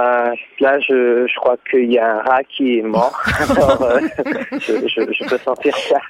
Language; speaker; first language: French; non-native, fluent; Burmese